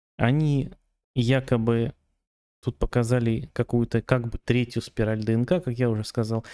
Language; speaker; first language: Russian; native; Russian